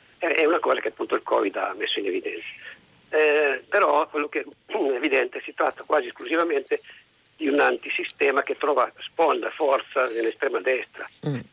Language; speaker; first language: Italian; native; Italian